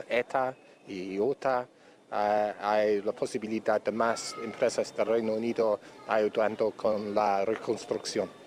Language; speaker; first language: Spanish; non-native, fluent; English